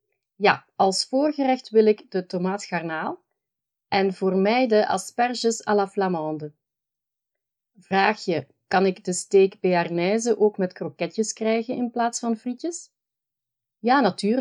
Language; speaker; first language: English; non-native, fluent; Dutch